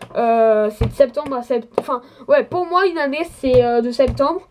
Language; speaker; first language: French; native; French